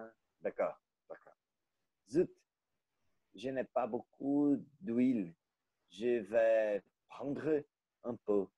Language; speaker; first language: French; non-native, learner; Portuguese